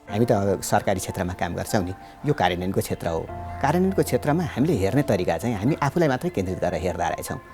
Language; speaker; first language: Nepali; native; Nepali